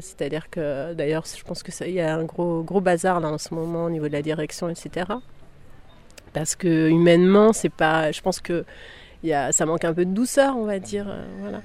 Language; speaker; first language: French; native; French